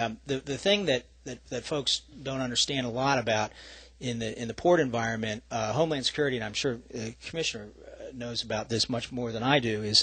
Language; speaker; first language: English; native; English